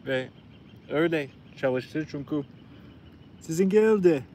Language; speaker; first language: Turkish; non-native, learner; English